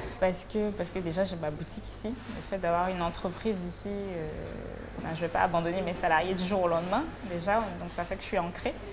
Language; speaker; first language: French; native; French